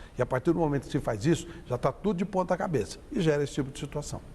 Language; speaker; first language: Portuguese; native; Portuguese